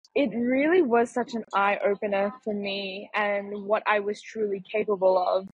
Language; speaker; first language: English; native; English